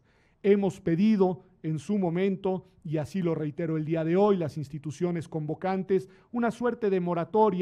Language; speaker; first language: Spanish; native; Spanish